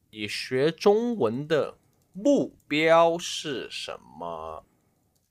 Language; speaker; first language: Chinese; non-native, learner; English